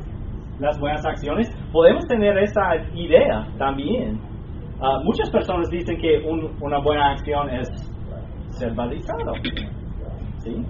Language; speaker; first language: Spanish; non-native, fluent; English